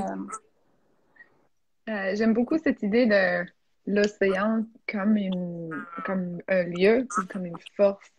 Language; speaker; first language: French; non-native, fluent; English